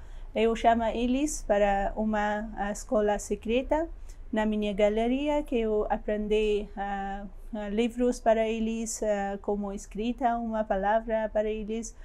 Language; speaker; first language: Portuguese; non-native, learner; Persian